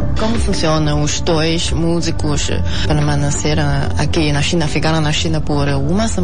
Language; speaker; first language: Portuguese; non-native, fluent; Chinese